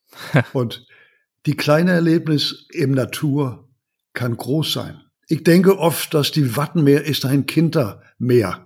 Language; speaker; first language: German; non-native, learner; Danish